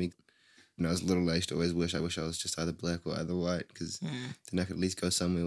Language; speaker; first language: English; native; English